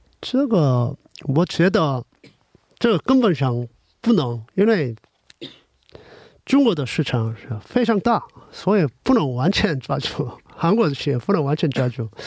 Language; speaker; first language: Chinese; non-native, learner; Korean